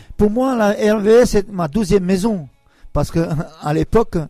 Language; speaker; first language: French; non-native, fluent; Albanian